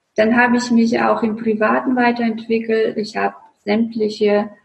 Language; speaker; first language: German; non-native, fluent; Russian